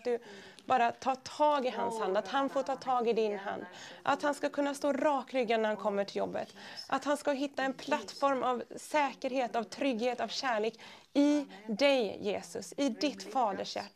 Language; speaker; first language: Swedish; native; Swedish